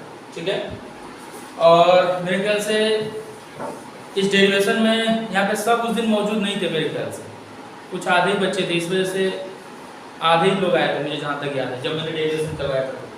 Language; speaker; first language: Hindi; native; Hindi